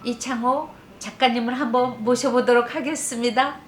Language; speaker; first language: Korean; native; Korean